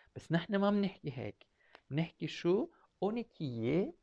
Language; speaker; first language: Arabic; non-native, fluent; Turkish